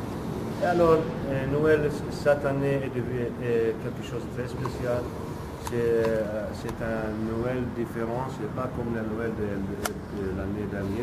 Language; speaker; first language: French; non-native, local second language; Arabic